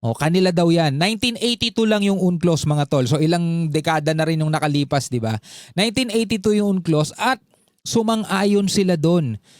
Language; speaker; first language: Filipino; native; Filipino